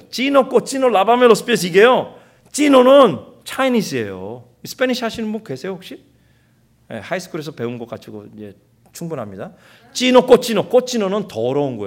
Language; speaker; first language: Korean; early bilingual, heritage; Korean